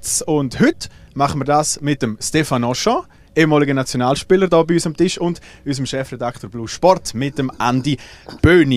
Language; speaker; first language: German; native; German